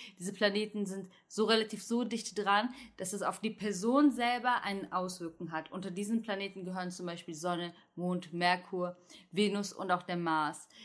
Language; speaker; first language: German; early bilingual, other home language; Turkish